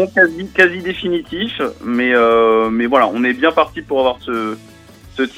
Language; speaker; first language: French; native; French